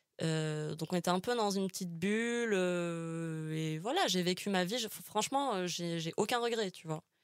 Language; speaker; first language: French; non-native, local second language; Arabic